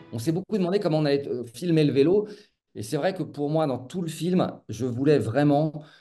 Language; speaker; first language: French; native; French